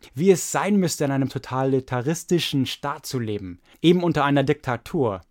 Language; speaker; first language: German; non-native, fluent; English